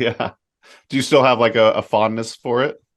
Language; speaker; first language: English; native; English